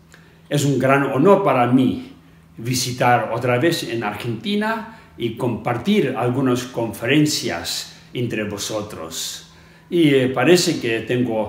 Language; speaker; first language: Spanish; non-native, fluent; Tibetan